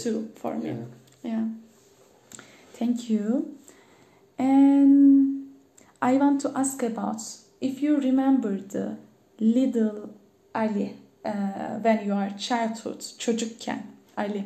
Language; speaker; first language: English; non-native, learner; Turkish